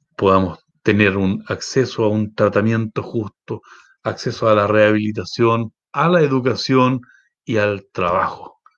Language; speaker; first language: Spanish; native; Spanish